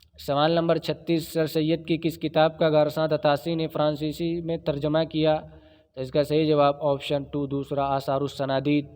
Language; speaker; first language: Urdu; native; Urdu